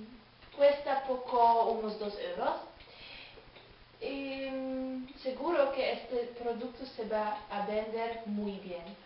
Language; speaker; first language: Spanish; non-native, learner; Dutch